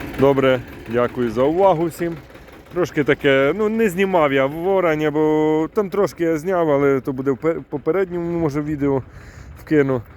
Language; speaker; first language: Ukrainian; native; Ukrainian